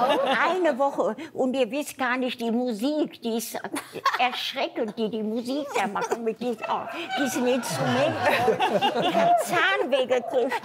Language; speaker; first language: German; native; German